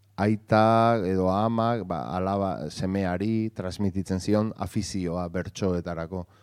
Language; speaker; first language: Basque; non-native, local second language; Spanish